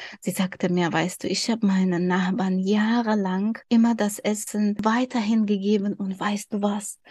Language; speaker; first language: German; non-native, fluent; Tajik